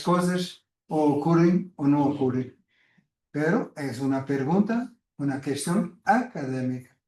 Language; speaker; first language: Spanish; non-native, fluent; Portuguese